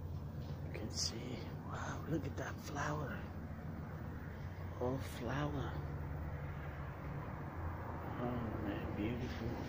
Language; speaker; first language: English; non-native, learner; Vietnamese